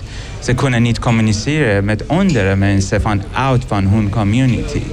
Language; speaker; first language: Dutch; non-native, learner; Persian